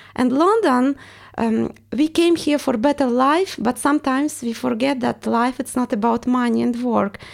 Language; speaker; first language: English; non-native, fluent; Estonian